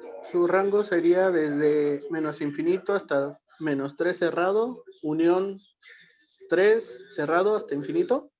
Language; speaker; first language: Spanish; native; Spanish